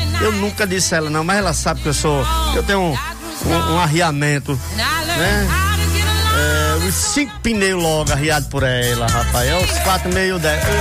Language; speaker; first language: Portuguese; native; Portuguese